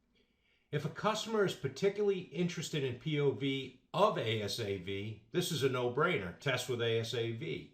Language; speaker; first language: English; native; English